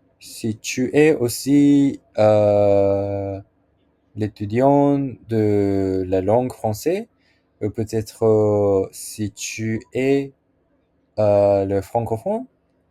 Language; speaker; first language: French; non-native, learner; Japanese